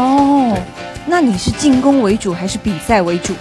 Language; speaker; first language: Chinese; native; Chinese